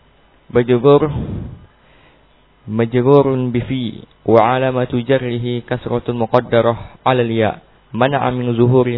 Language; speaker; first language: Arabic; non-native, learner; Indonesian